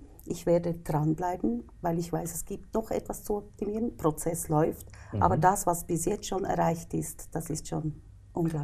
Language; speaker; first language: German; native; German